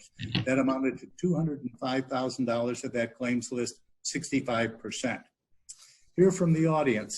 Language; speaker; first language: English; native; English